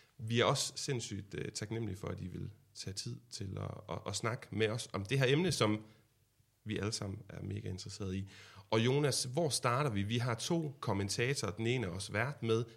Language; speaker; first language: Danish; native; Danish